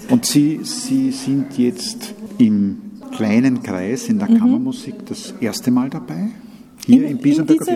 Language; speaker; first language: German; native; German